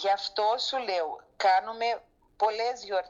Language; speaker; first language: Greek; early bilingual, heritage; Greek